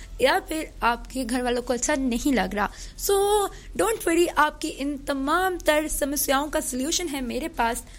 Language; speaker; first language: Urdu; early bilingual, heritage; Urdu